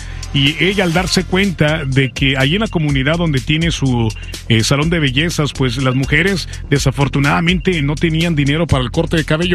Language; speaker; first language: Spanish; native; Spanish